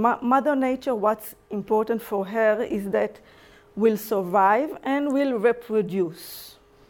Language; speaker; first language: English; non-native, fluent; Hebrew